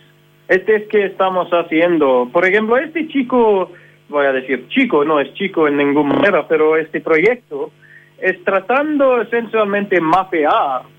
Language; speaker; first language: Spanish; non-native, fluent; English